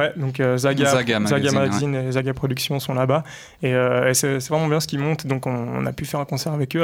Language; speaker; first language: French; native; French